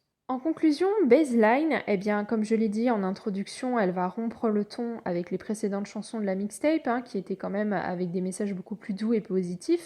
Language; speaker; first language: French; native; French